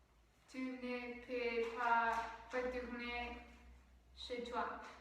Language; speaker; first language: French; non-native, learner; Spanish